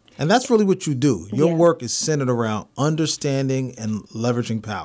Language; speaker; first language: English; native; English